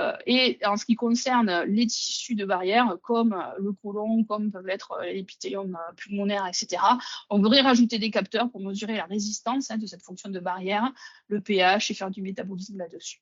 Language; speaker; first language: French; native; French